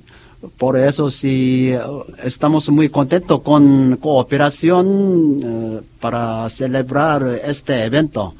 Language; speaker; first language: Spanish; non-native, learner; Korean